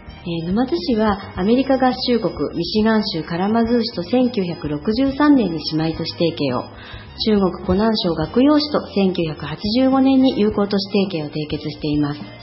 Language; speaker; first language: Japanese; native; Japanese